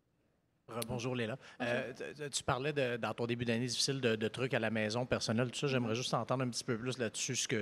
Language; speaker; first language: French; native; French